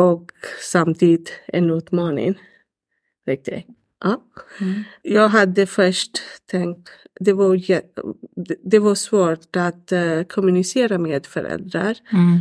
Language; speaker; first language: Swedish; non-native, learner; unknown